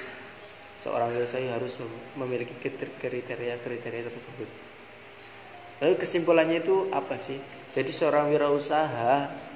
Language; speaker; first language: Indonesian; native; Indonesian